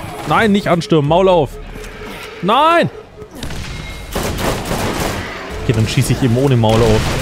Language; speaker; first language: German; native; German